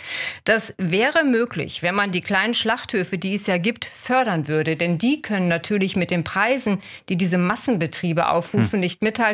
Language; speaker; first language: German; native; German